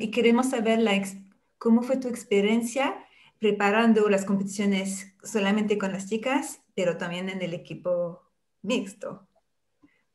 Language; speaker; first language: Spanish; non-native, fluent; French